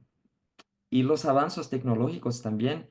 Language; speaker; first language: Spanish; non-native, fluent; Portuguese